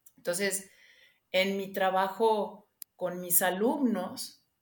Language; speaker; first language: Spanish; non-native, local second language; English